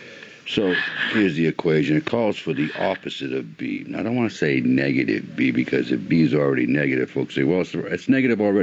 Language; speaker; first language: English; native; English